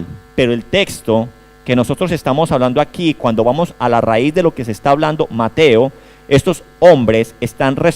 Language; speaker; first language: Spanish; native; Spanish